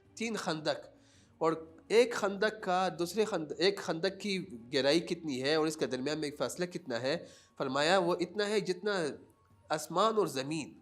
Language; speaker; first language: Urdu; non-native, local second language; Pashto